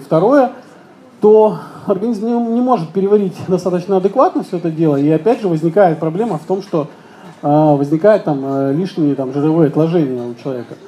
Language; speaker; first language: Russian; native; Russian